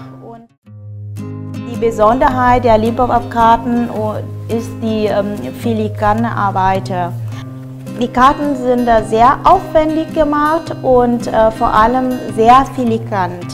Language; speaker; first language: German; non-native, fluent; Vietnamese